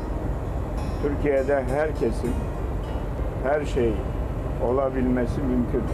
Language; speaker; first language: Turkish; native; Turkish